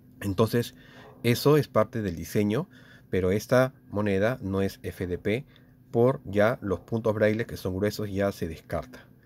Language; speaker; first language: Spanish; native; Spanish